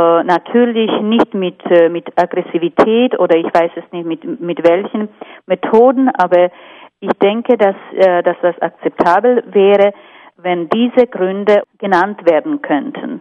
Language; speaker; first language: German; non-native, fluent; Slovak